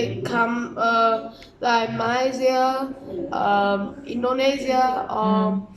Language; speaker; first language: English; non-native, learner; Vietnamese